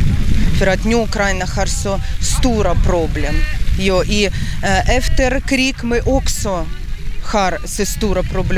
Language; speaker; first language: Swedish; non-native, learner; Ukrainian